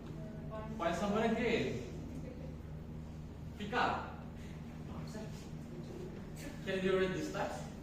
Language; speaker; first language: English; non-native, fluent; Indonesian